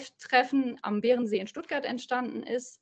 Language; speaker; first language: German; native; German